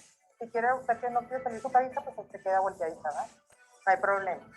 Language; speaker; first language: Spanish; native; Spanish